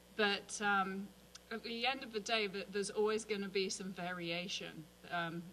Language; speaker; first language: English; native; English